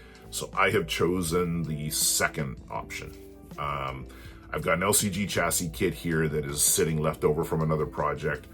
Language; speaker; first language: English; native; English